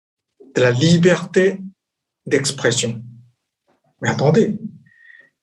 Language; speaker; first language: French; non-native, fluent; Chinese